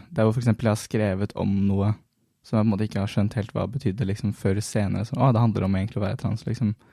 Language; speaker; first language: Norwegian; native; Norwegian